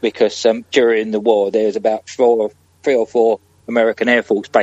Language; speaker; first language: English; native; English